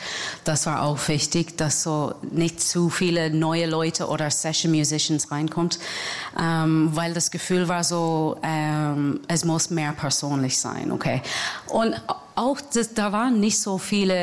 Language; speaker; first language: German; non-native, learner; English